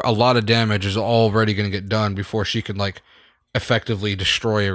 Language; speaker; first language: English; native; English